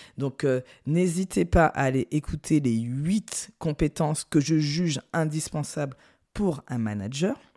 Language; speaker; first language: French; native; French